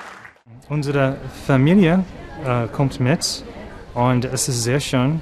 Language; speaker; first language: German; non-native, learner; English